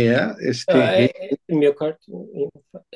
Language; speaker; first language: German; non-native, fluent; Turkish